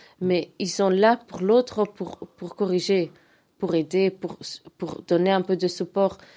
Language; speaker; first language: French; non-native, local second language; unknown